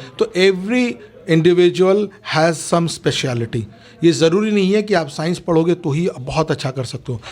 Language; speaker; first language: Hindi; native; Hindi